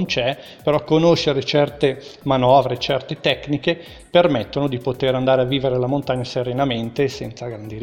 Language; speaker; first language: Italian; native; Italian